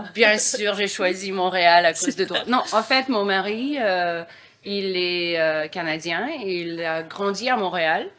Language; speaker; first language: French; non-native, fluent; Russian